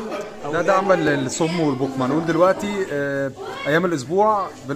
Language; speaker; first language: Arabic; native; Arabic